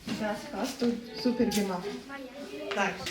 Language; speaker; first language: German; non-native, fluent; Ukrainian